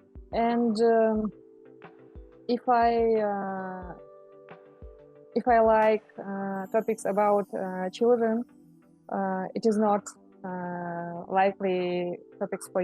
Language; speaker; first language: English; non-native, learner; Russian